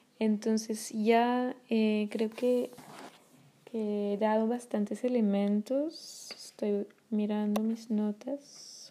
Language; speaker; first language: Spanish; non-native, fluent; French